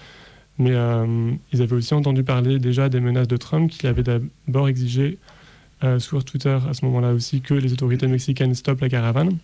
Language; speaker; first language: French; native; French